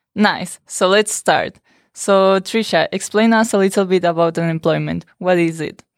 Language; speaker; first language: English; non-native, fluent; Spanish